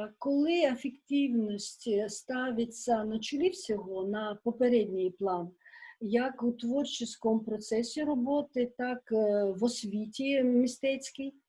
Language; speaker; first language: Ukrainian; non-native, local second language; Russian